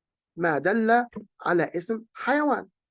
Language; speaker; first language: Arabic; native; Arabic